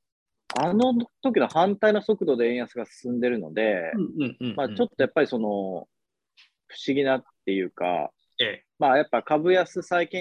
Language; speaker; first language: Japanese; native; Japanese